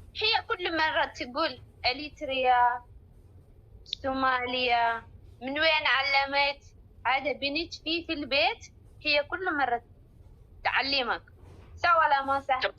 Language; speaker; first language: Arabic; non-native, learner; Oromo